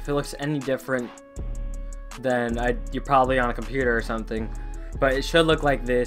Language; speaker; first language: English; native; English